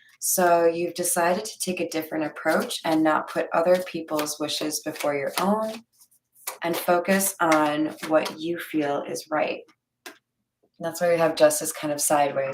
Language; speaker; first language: English; native; English